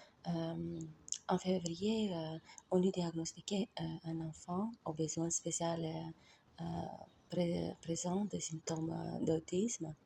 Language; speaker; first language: French; non-native, learner; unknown